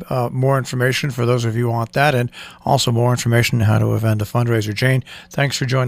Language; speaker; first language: English; native; English